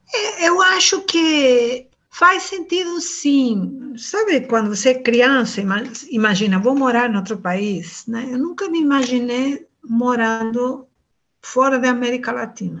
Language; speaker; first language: Portuguese; non-native, fluent; Spanish